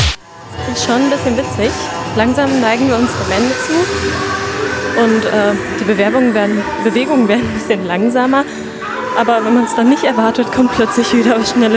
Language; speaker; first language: German; native; German